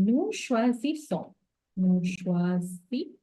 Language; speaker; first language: French; non-native, fluent; English